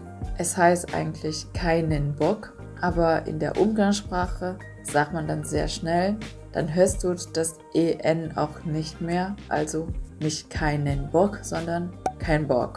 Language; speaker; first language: German; non-native, fluent; Vietnamese